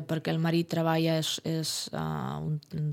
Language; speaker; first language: Catalan; non-native, fluent; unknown